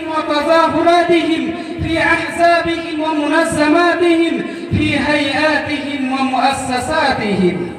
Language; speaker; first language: Arabic; non-native, learner; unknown